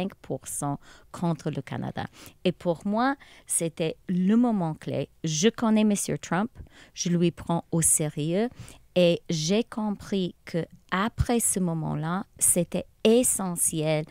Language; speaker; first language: French; non-native, local second language; English